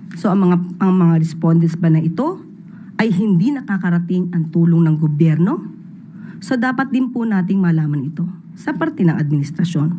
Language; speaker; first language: Filipino; native; Filipino